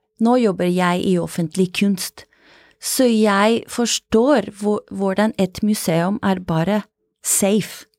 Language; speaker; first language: Norwegian; non-native, fluent; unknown